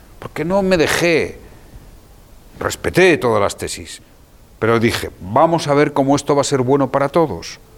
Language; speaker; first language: Spanish; native; Spanish